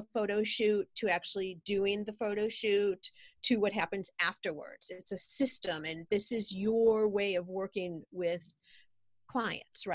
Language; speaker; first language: English; native; English